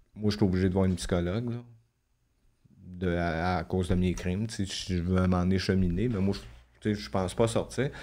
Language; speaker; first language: French; native; French